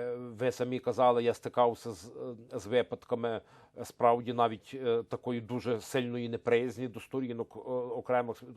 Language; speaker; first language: Ukrainian; native; Ukrainian